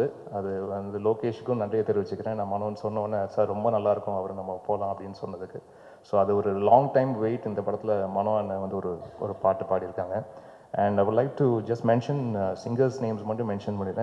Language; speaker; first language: Tamil; native; Tamil